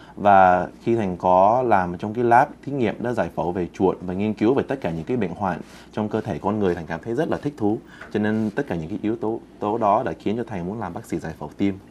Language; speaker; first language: Vietnamese; early bilingual, heritage; Vietnamese